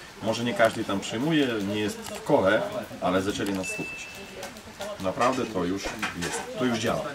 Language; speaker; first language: Polish; non-native, fluent; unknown